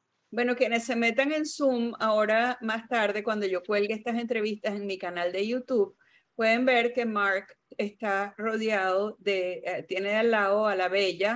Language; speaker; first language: Spanish; native; Spanish